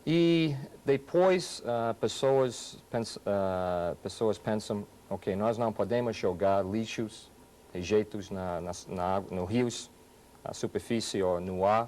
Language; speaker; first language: Portuguese; non-native, fluent; English